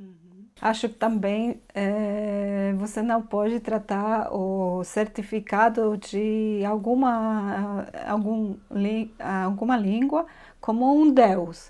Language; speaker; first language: Portuguese; non-native, fluent; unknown